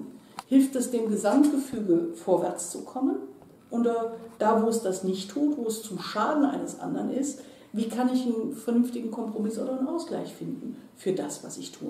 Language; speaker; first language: German; native; German